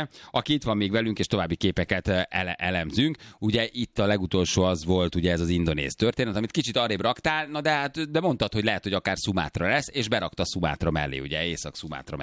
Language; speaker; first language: Hungarian; native; Hungarian